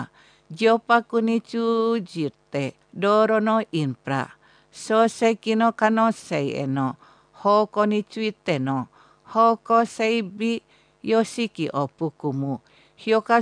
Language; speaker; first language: Japanese; non-native, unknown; Indonesian